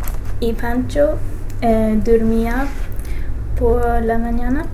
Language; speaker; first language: Spanish; non-native, learner; English